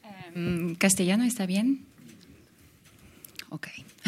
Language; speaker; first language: Spanish; non-native, fluent; French